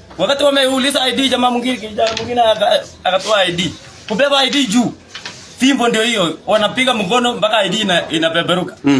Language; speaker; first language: Swahili; non-native, local second language; Kalenjin